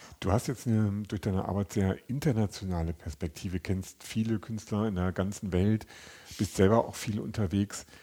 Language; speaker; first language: German; native; German